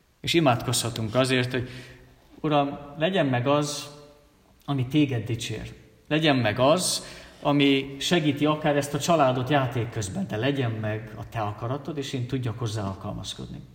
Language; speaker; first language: Hungarian; native; Hungarian